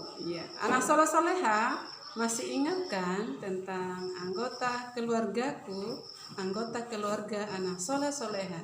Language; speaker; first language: Indonesian; native; Indonesian